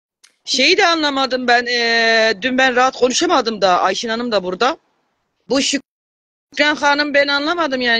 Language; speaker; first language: Turkish; native; Turkish